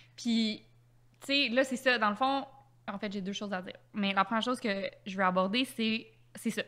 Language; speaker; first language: French; native; French